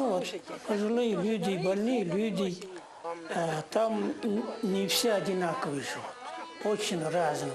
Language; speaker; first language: Russian; non-native, local second language; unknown